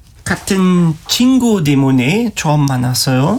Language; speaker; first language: Korean; non-native, learner; German